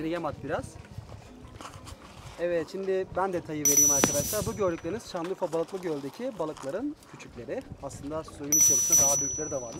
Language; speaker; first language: Turkish; native; Turkish